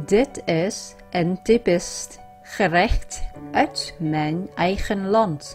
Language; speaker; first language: Dutch; non-native, learner; Vietnamese